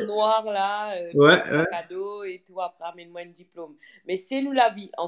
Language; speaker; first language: French; non-native, local second language; Morisyen